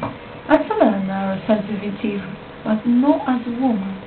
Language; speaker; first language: English; non-native, learner; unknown